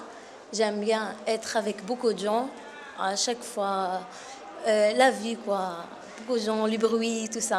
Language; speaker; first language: French; non-native, learner; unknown